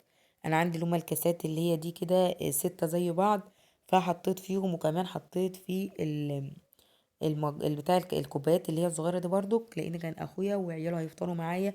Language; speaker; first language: Arabic; native; Arabic